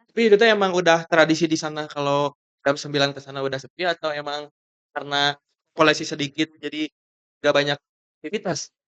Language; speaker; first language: Indonesian; native; Indonesian